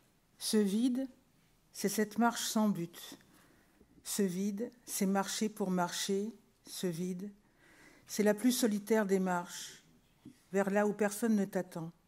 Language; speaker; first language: French; native; French